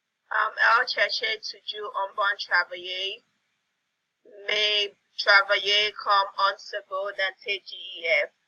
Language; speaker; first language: French; non-native, learner; English